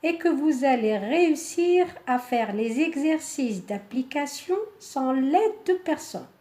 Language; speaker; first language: French; non-native, local second language; Arabic